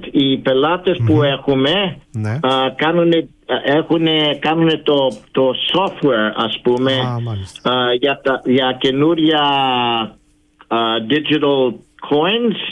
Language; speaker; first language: Greek; early bilingual, heritage; Greek